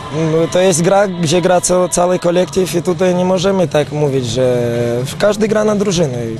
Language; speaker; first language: Polish; non-native, fluent; Romanian